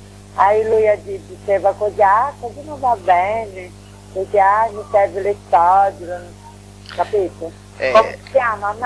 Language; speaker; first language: Italian; non-native, learner; Portuguese